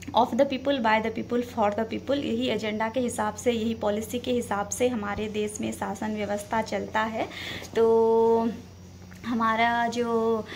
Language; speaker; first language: Hindi; native; Hindi